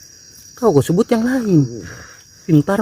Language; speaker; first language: Indonesian; native; Indonesian